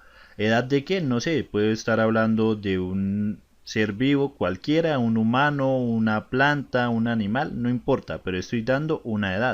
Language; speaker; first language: Spanish; native; Spanish